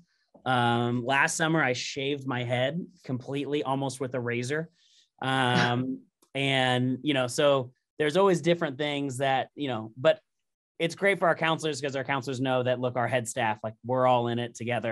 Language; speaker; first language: English; native; English